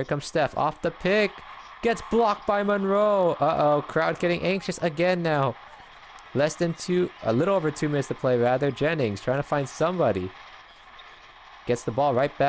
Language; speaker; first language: English; native; English